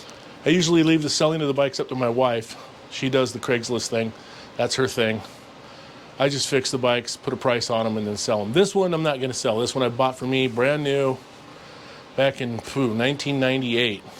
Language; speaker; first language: English; native; English